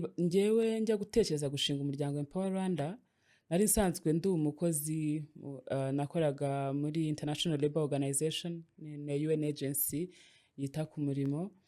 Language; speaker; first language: Kinyarwanda; early bilingual, heritage; Kinyarwanda